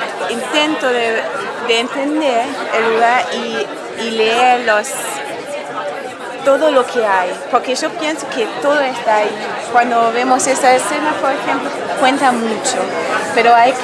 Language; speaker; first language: Spanish; non-native, fluent; German